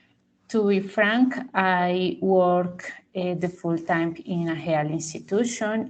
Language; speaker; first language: English; non-native, learner; Spanish